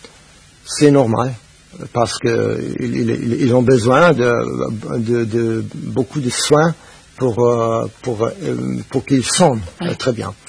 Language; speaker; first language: French; non-native, fluent; Spanish